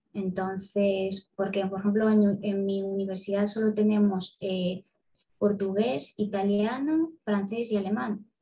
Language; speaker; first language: Spanish; early bilingual, other home language; Russian